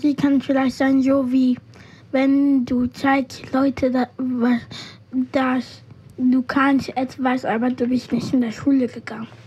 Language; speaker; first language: German; early bilingual, other home language; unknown